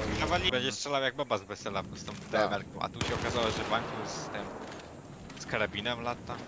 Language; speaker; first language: Polish; native; Polish